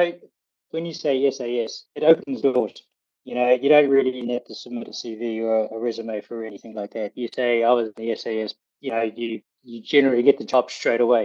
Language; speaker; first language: English; native; English